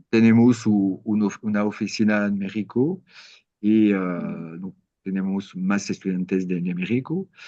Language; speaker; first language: Spanish; non-native, learner; French